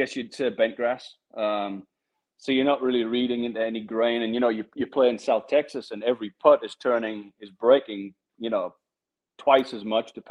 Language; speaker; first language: English; native; English